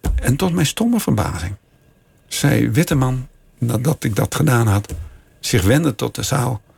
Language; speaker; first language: Dutch; native; Dutch